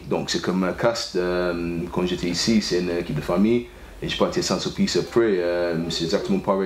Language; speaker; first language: French; non-native, fluent; English